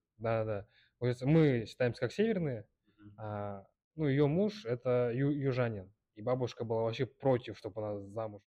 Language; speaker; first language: Russian; early bilingual, other home language; Kyrgyz